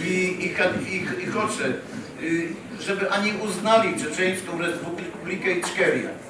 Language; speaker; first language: Polish; early bilingual, heritage; Polish